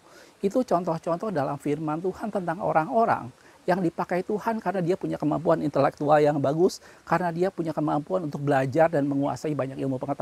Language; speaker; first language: Indonesian; native; Indonesian